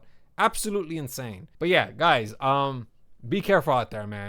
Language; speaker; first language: English; native; English